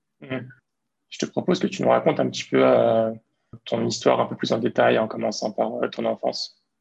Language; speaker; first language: French; native; French